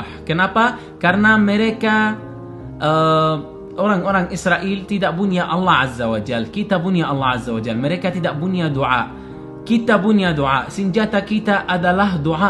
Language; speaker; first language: Indonesian; non-native, fluent; Arabic